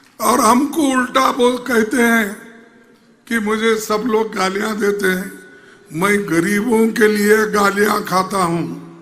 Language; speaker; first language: Hindi; non-native, local second language; Kannada